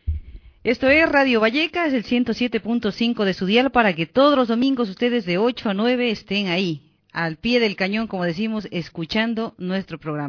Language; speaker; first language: Spanish; native; Spanish